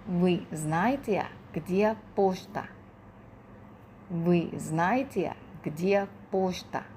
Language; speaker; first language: Russian; non-native, fluent; Thai